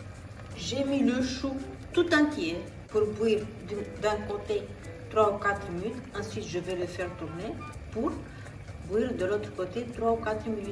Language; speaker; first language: French; non-native, fluent; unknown